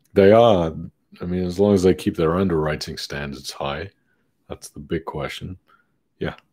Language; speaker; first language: English; native; English